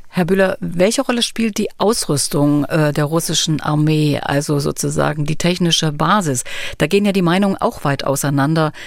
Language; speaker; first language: German; native; German